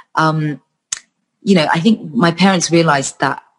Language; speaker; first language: English; early bilingual, other home language; Georgian